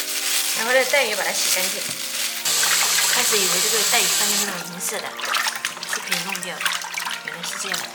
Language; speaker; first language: Chinese; native; Chinese